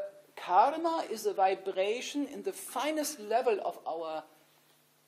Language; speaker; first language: English; non-native, fluent; German